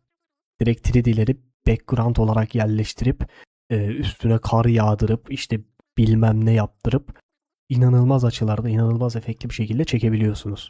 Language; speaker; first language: Turkish; native; Turkish